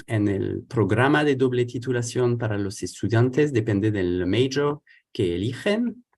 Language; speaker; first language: Spanish; non-native, fluent; French